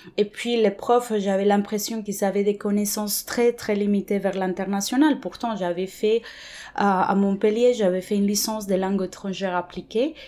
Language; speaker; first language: French; non-native, fluent; Spanish